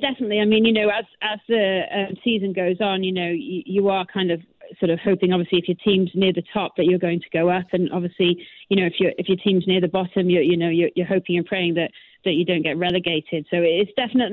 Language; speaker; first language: English; native; English